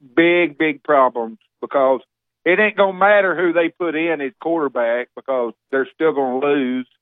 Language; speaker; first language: English; native; English